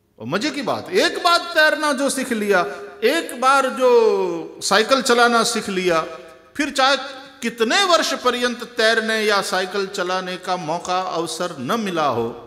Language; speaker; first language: Hindi; non-native, local second language; Gujarati